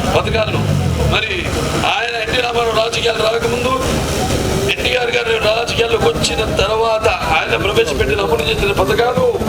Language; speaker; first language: Telugu; native; Telugu